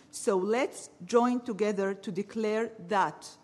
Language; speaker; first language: English; early bilingual, other home language; Arabic